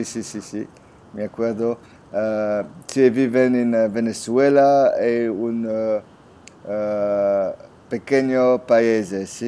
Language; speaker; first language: Spanish; non-native, learner; French